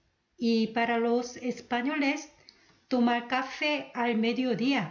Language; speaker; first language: Spanish; non-native, fluent; Korean